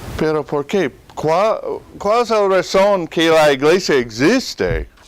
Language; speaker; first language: Spanish; non-native, fluent; English